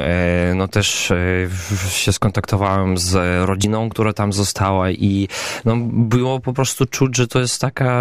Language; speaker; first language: Polish; non-native, local second language; Belarusian